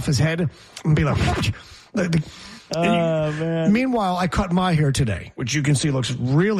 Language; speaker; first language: English; native; English